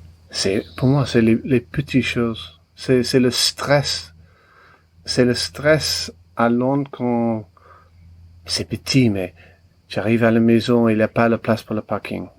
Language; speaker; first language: French; non-native, learner; English